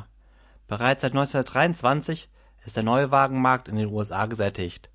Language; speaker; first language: German; native; German